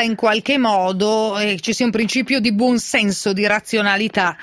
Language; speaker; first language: Italian; native; Italian